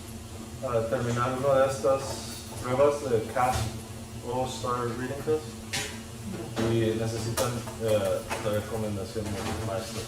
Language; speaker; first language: Spanish; early bilingual, heritage; Spanish